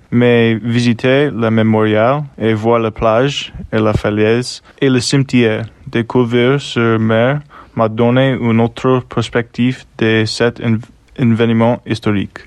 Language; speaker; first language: French; non-native, learner; English